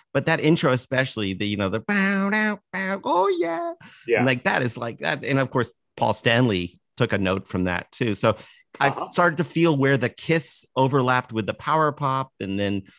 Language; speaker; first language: English; native; English